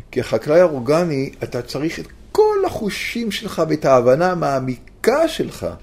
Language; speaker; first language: Hebrew; native; Hebrew